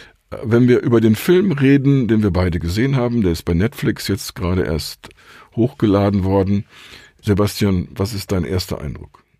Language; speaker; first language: German; native; German